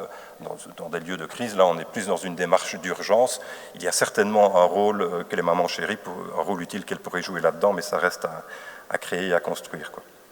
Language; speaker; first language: French; native; French